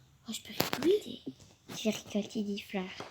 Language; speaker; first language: French; native; French